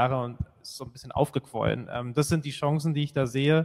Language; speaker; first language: German; native; German